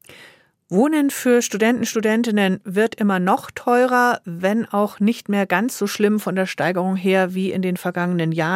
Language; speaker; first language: German; native; German